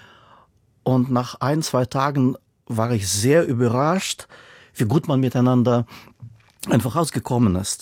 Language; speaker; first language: German; non-native, fluent; Russian